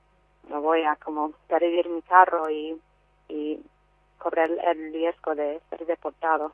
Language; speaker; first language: Spanish; non-native, fluent; English